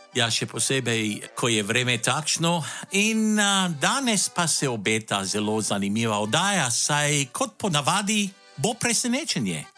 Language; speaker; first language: Slovenian; early bilingual, heritage; Slovenian